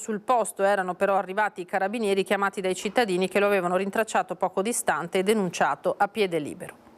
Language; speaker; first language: Italian; native; Italian